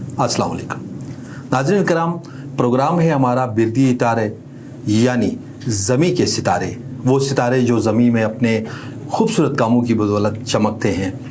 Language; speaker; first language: Urdu; non-native, local second language; Shina